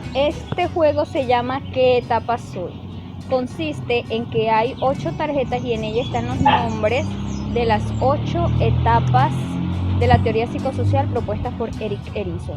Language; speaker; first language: Spanish; native; Spanish